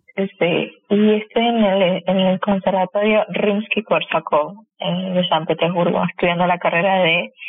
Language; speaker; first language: Spanish; native; Spanish